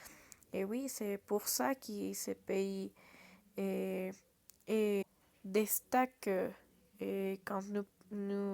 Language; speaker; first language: French; non-native, learner; Portuguese